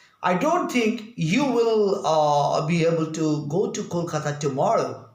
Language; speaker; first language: English; non-native, local second language; Bangla